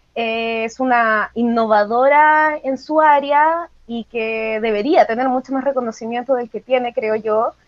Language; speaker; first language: Spanish; native; Spanish